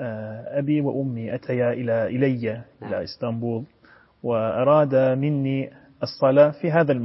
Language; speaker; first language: Arabic; non-native, fluent; Turkish